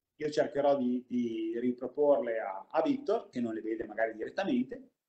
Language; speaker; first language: Italian; native; Italian